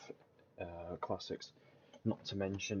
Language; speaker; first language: English; native; English